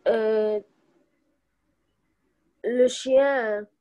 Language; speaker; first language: French; non-native, learner; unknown